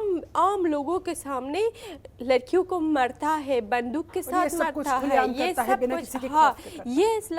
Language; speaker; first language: Hindi; non-native, learner; Persian